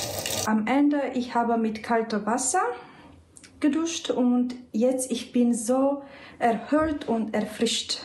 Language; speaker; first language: German; non-native, learner; Romanian